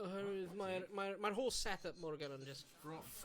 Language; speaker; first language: Welsh; native; Welsh